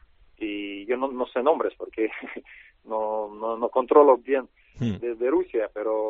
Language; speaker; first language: Spanish; non-native, learner; Russian